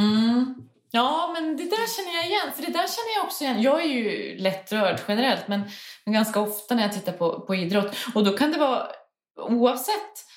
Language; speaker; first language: Swedish; native; Swedish